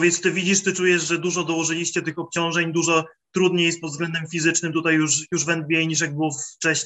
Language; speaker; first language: Polish; native; Polish